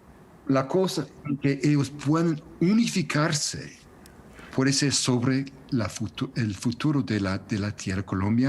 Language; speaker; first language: Spanish; non-native, fluent; English